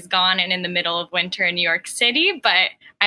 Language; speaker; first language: English; early bilingual, other home language; Arabic